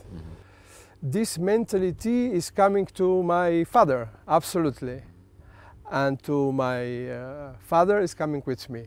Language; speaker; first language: English; non-native, learner; Slovenian